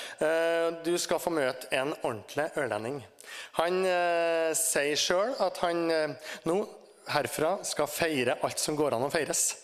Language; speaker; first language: Norwegian; native; Norwegian